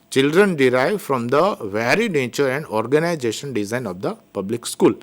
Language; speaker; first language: English; non-native, local second language; Gujarati